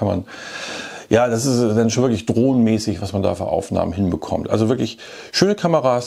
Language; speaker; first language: German; native; German